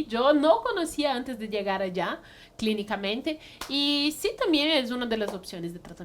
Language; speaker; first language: Spanish; non-native, fluent; Portuguese